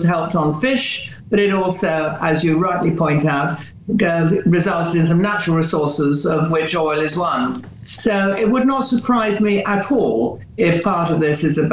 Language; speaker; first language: English; native; English